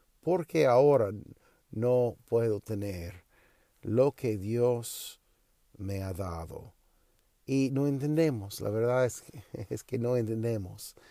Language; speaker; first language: Spanish; non-native, learner; English